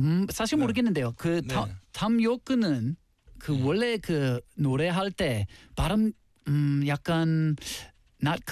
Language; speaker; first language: Korean; non-native, learner; English